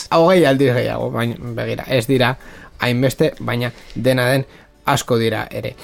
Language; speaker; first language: Basque; non-native, local second language; Spanish